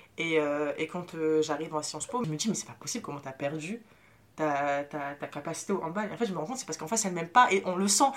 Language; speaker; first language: French; early bilingual, other home language; Arabic